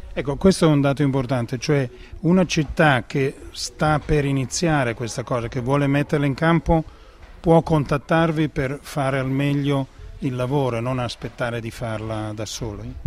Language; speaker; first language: Italian; native; Italian